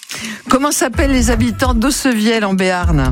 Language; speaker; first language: French; native; French